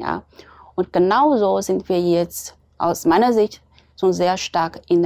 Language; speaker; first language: German; non-native, fluent; Chinese